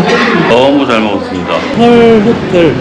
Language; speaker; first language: Korean; native; Korean